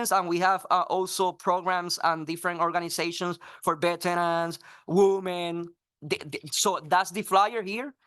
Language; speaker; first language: English; non-native, fluent; Spanish